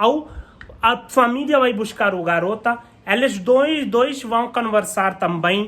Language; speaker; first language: Portuguese; non-native, learner; Hindi